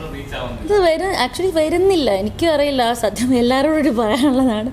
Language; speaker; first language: Malayalam; native; Malayalam